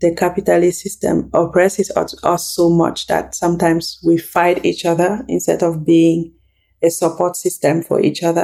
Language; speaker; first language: English; non-native, local second language; French